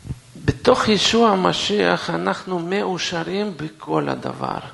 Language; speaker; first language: Hebrew; non-native, fluent; Russian